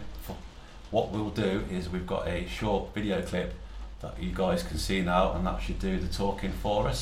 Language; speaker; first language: English; native; English